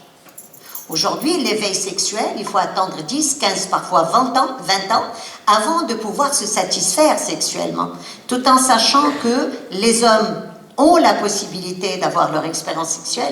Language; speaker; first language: French; non-native, local second language; Arabic